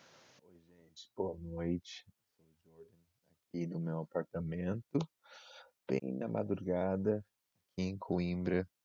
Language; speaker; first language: Portuguese; non-native, fluent; English